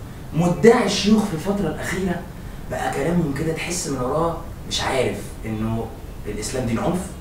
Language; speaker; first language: Arabic; native; Arabic